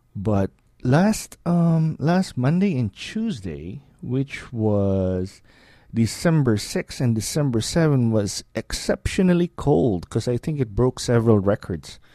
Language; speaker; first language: English; non-native, local second language; Filipino